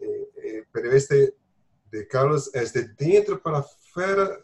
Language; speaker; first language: Spanish; non-native, learner; Portuguese